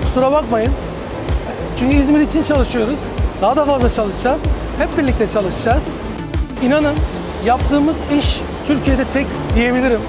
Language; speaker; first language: Turkish; native; Turkish